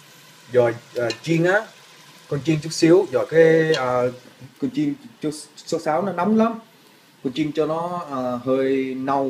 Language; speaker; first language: Vietnamese; early bilingual, heritage; Vietnamese